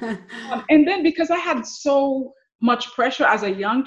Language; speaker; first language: English; non-native, fluent; Haitian Creole